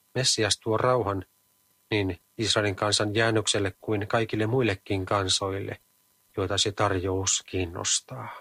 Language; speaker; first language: Finnish; native; Finnish